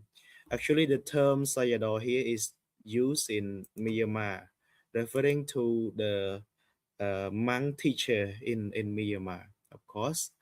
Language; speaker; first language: English; non-native, fluent; Khmer